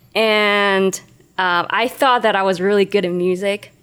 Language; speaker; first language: English; non-native, local second language; Cantonese